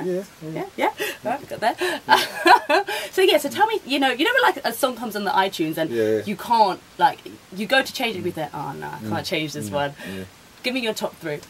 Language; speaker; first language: English; native; English